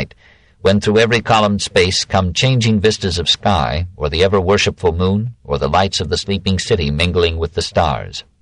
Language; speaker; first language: English; native; English